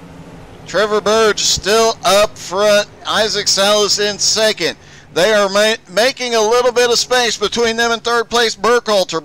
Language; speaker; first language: English; native; English